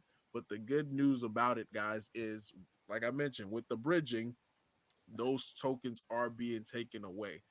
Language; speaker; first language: English; native; English